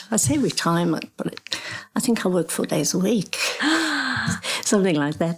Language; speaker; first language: English; native; English